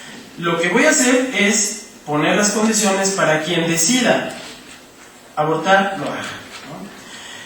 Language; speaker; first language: Spanish; native; Spanish